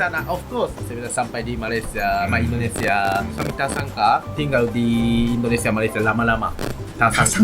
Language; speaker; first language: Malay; non-native, learner; Japanese